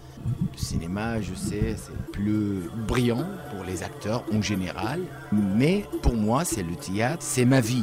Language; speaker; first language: French; non-native, learner; Arabic